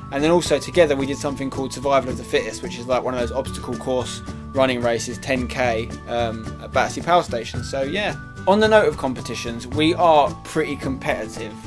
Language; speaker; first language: English; native; English